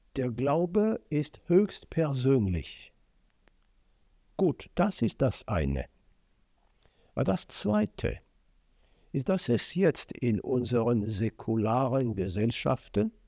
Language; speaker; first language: German; non-native, fluent; French